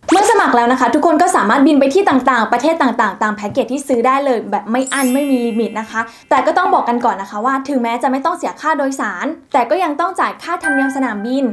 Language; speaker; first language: Thai; native; Thai